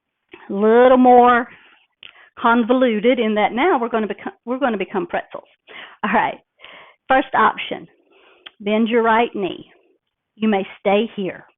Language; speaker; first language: English; native; English